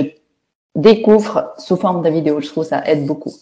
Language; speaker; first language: French; non-native, fluent; Chinese